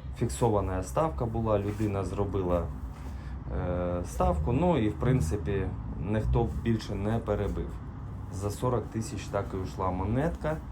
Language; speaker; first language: Ukrainian; non-native, local second language; Russian